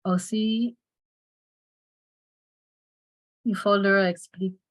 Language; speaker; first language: French; non-native, fluent; English